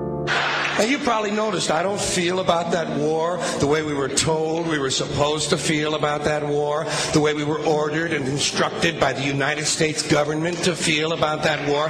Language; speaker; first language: English; native; English